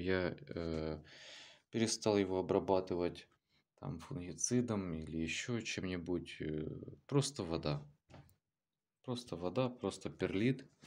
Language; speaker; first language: Russian; native; Russian